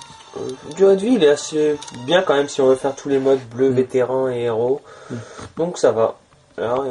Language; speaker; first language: French; native; French